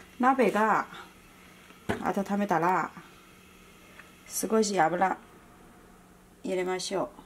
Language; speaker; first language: Japanese; non-native, learner; Chinese